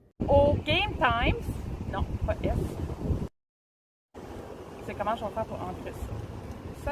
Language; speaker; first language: French; native; French